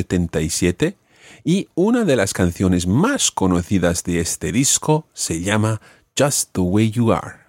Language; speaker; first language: Spanish; non-native, fluent; English